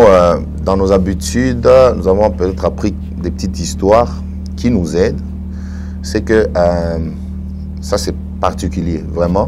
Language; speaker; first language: French; non-native, local second language; Swahili